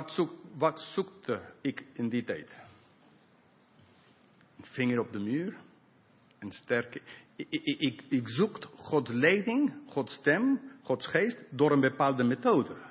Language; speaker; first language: Dutch; non-native, fluent; English